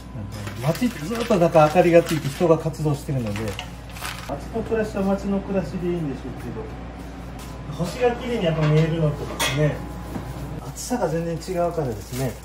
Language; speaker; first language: Japanese; native; Japanese